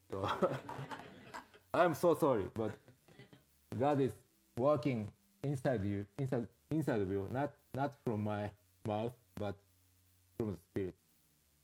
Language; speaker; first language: English; non-native, fluent; Japanese